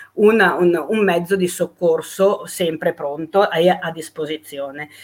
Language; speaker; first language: Italian; native; Italian